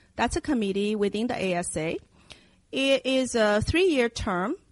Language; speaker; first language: English; non-native, fluent; Chinese